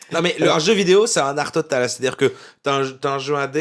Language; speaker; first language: French; native; French